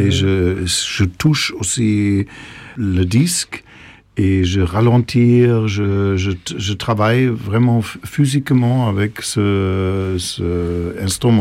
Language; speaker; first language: French; non-native, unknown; German